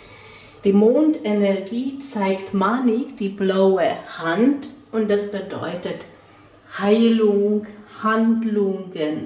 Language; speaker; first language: German; non-native, fluent; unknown